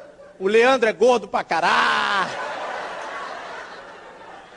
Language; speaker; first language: Portuguese; native; Portuguese